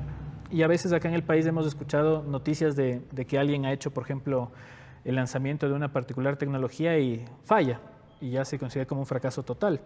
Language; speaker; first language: Spanish; native; Spanish